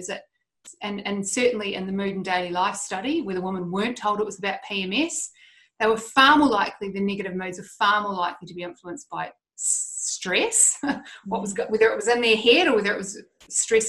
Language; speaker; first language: English; native; English